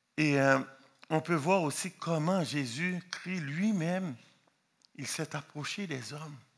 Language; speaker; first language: French; non-native, local second language; Haitian Creole